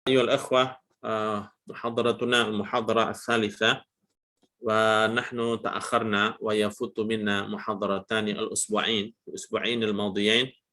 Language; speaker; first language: Arabic; non-native, fluent; Indonesian